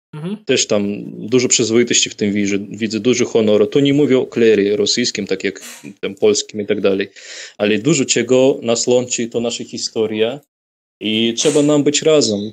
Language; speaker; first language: Polish; non-native, fluent; Russian